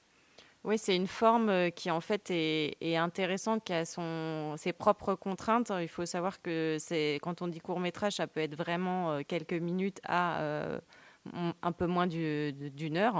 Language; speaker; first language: French; native; French